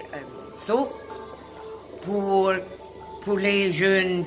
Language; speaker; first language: French; non-native, learner; English